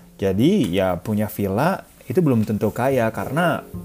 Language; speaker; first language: Indonesian; non-native, fluent; Japanese